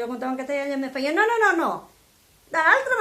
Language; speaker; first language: Catalan; non-native, local second language; Spanish